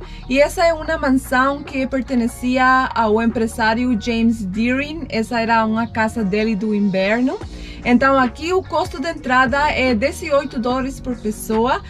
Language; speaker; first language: Portuguese; non-native, fluent; Spanish